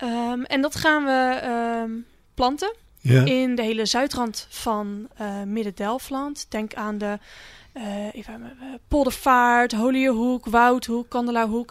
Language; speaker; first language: Dutch; native; Dutch